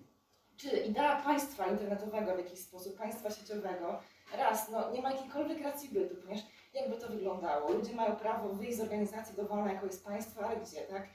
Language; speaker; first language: Polish; native; Polish